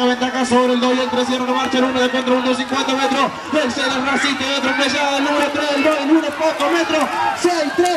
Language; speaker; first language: Spanish; native; Spanish